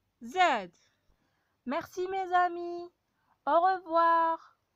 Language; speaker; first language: French; non-native, local second language; Arabic